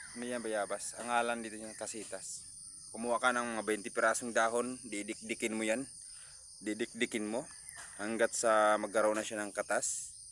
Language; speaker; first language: Filipino; non-native, local second language; Cebuano